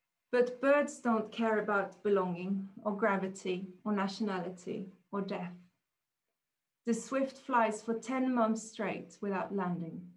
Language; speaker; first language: English; non-native, fluent; Swedish